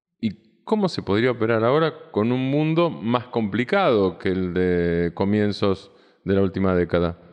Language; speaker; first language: Spanish; native; Spanish